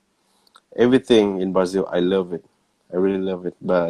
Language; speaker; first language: English; non-native, learner; Thai